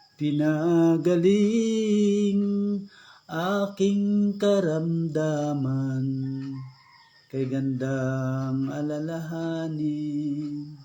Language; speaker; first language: Filipino; native; Filipino